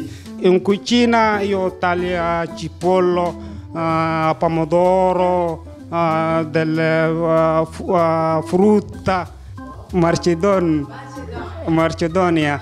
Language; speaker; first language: Italian; non-native, learner; Arabic